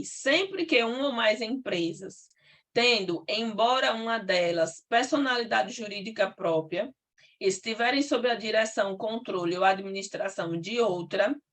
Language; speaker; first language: Portuguese; native; Portuguese